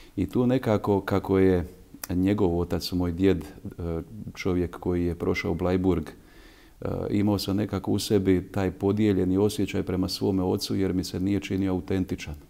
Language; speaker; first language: Croatian; native; Croatian